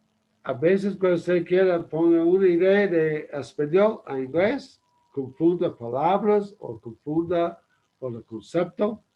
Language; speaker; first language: Spanish; non-native, learner; English